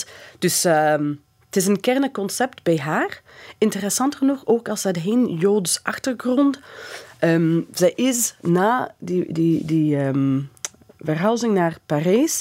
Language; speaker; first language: Dutch; non-native, fluent; English